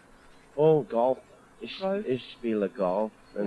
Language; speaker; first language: German; non-native, learner; English